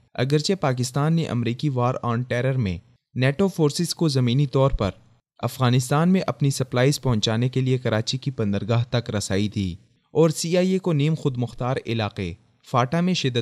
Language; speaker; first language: Urdu; native; Urdu